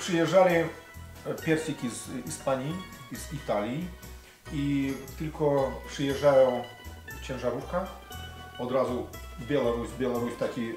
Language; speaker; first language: Polish; non-native, learner; Russian